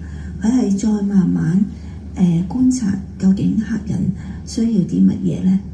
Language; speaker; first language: Cantonese; native; Cantonese